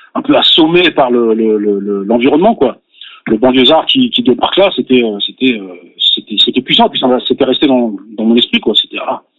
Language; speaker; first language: French; native; French